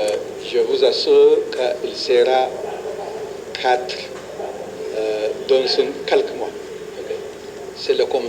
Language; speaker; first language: French; non-native, fluent; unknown